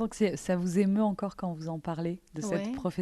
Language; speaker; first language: French; native; French